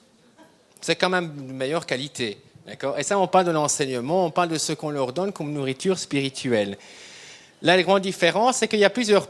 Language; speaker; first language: French; native; French